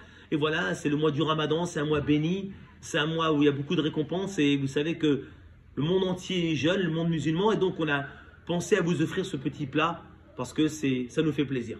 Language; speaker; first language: French; native; French